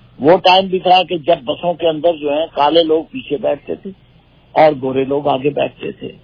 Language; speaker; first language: Urdu; native; Urdu